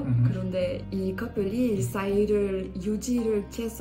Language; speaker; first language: Korean; non-native, learner; English